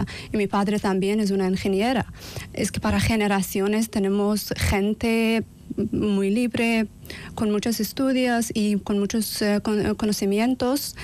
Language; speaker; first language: Spanish; non-native, learner; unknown